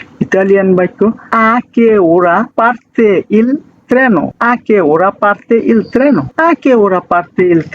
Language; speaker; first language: Italian; non-native, learner; Bangla